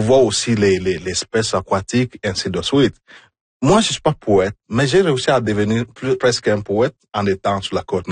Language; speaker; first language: French; non-native, fluent; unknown